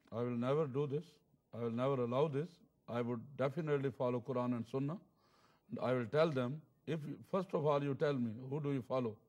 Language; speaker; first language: English; non-native, local second language; Urdu